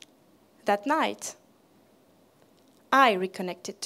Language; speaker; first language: English; non-native, fluent; French